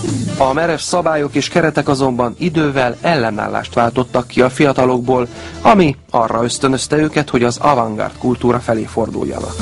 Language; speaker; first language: Hungarian; native; Hungarian